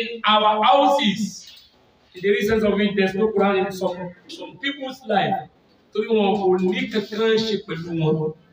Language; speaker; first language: English; non-native, local second language; Yoruba